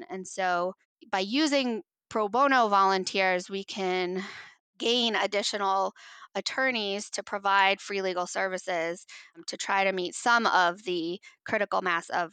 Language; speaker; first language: English; native; English